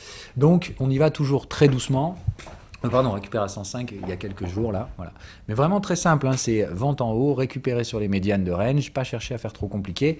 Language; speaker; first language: French; native; French